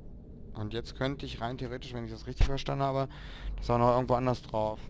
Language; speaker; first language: German; native; German